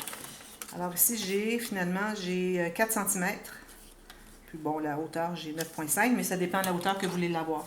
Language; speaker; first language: French; native; French